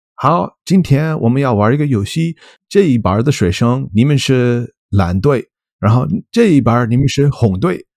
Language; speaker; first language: Chinese; non-native, fluent; English